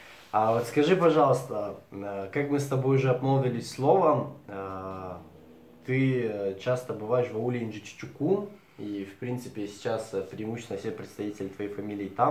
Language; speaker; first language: Russian; native; Russian